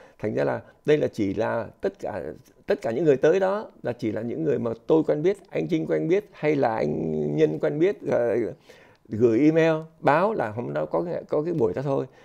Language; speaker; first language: Vietnamese; native; Vietnamese